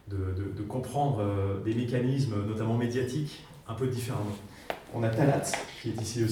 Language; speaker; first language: French; native; French